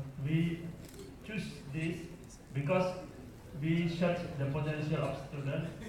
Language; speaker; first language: English; non-native, learner; Indonesian